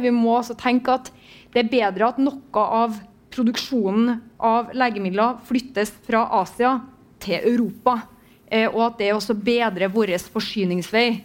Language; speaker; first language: Norwegian; native; Norwegian